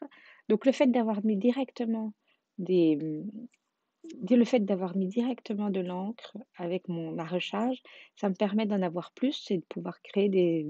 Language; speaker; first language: French; native; French